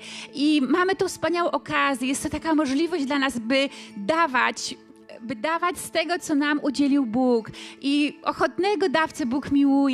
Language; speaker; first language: Polish; native; Polish